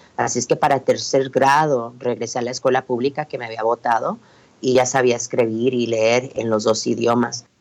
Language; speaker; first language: Spanish; early bilingual, heritage; Spanish